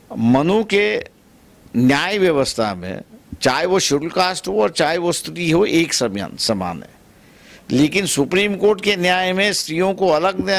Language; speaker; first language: Hindi; non-native, local second language; Marathi